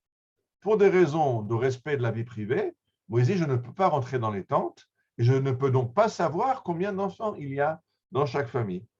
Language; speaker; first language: French; native; French